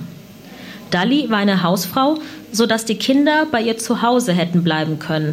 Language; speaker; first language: German; early bilingual, other home language; Punjabi